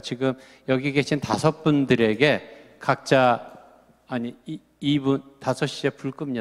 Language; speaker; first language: Korean; native; Korean